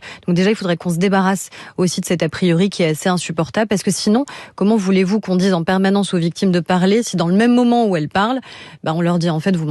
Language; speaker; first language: French; native; French